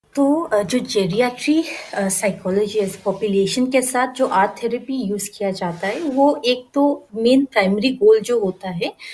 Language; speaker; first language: Hindi; non-native, local second language; Garo